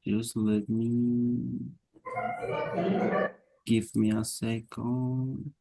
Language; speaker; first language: English; non-native, learner; Spanish